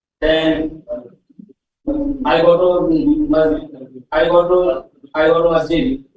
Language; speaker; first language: English; non-native, learner; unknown